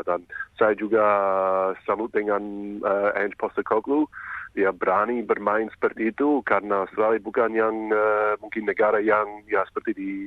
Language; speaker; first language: Indonesian; non-native, fluent; English